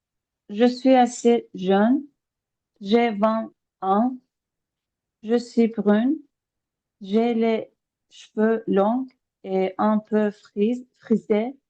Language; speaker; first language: French; non-native, learner; Azerbaijani